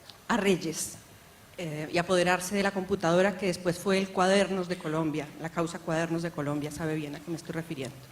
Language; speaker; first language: Spanish; native; Spanish